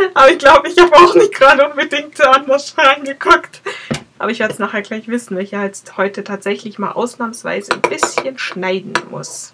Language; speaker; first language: German; native; German